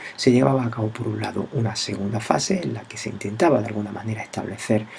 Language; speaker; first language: Spanish; native; Spanish